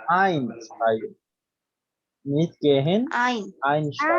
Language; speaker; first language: German; non-native, learner; Spanish